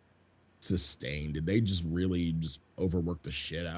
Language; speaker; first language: English; native; English